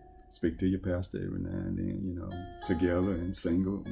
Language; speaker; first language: English; native; English